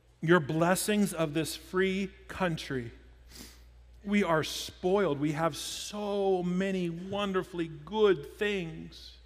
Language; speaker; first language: English; native; English